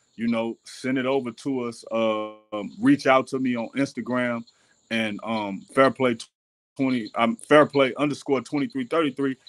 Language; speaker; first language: English; native; English